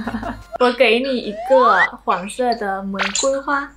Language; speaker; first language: Chinese; non-native, fluent; Thai